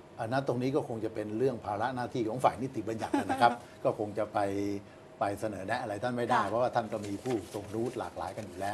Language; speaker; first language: Thai; native; Thai